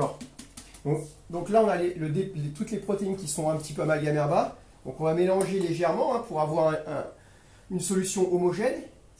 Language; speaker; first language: French; native; French